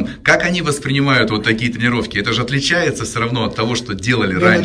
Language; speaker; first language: Russian; native; Russian